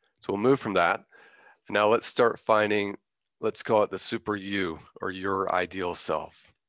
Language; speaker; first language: English; native; English